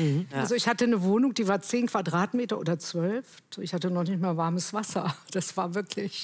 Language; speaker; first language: German; native; German